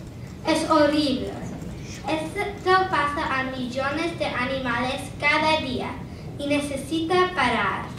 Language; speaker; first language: Spanish; non-native, learner; English